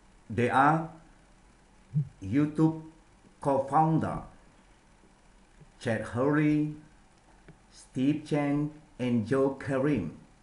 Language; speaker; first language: English; non-native, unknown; Indonesian